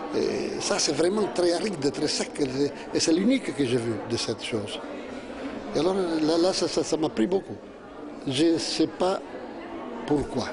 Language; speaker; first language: French; non-native, fluent; Italian